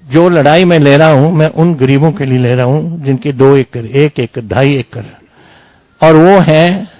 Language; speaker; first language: Hindi; non-native, local second language; Punjabi